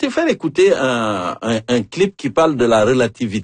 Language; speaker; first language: French; non-native, local second language; Wolof